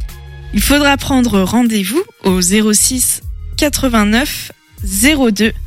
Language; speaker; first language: French; native; French